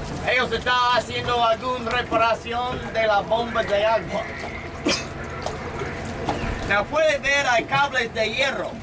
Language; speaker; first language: Spanish; non-native, learner; English